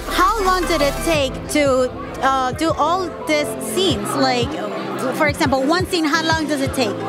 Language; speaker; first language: English; non-native, fluent; Spanish